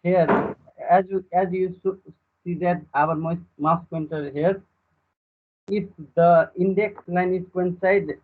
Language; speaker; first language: English; non-native, local second language; Nepali